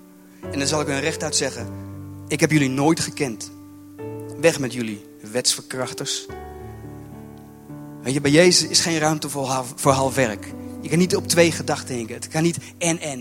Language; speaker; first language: Dutch; native; Dutch